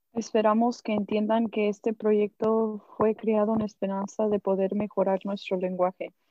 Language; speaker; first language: Spanish; early bilingual, heritage; Spanish